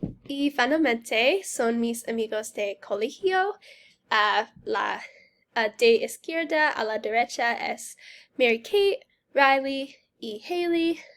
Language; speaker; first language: Spanish; non-native, learner; English